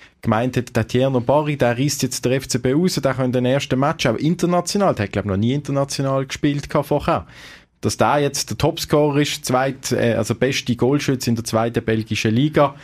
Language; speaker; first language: German; native; German